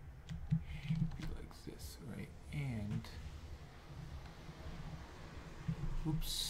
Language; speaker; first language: English; native; English